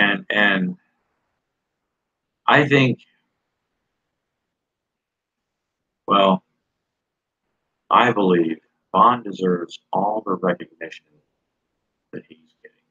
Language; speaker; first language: English; native; English